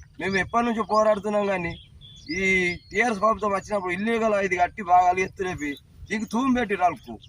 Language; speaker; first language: Telugu; native; Telugu